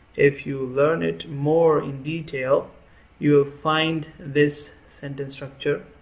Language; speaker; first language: English; non-native, local second language; Hindi